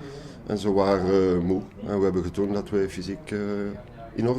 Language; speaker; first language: Dutch; non-native, local second language; French